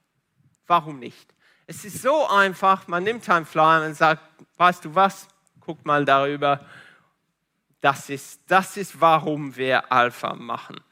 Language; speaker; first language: German; non-native, fluent; Italian